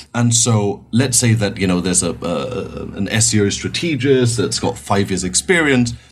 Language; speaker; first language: English; non-native, fluent; German